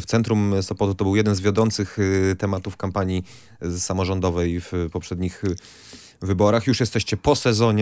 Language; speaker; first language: Polish; native; Polish